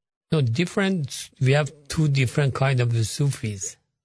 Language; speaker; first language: English; non-native, fluent; Persian